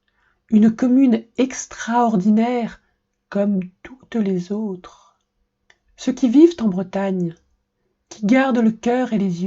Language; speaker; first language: French; native; French